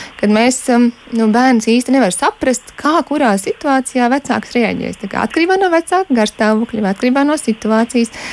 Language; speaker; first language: Latvian; native; Latvian